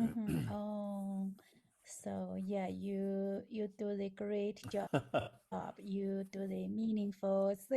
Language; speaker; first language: English; non-native, learner; Chinese